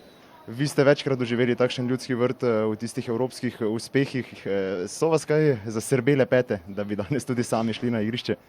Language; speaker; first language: Slovenian; native; Slovenian